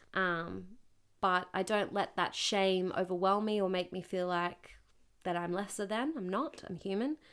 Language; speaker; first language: English; native; English